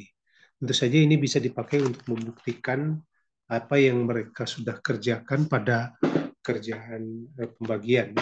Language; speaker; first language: Indonesian; native; Indonesian